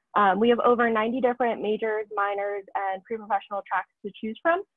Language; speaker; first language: English; native; English